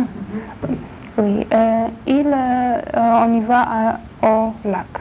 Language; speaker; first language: French; non-native, learner; Polish